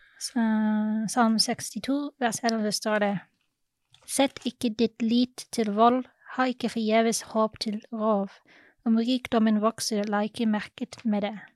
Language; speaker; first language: Norwegian; non-native, fluent; English